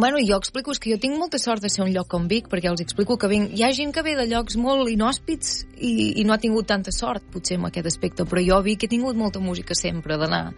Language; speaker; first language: Catalan; native; Catalan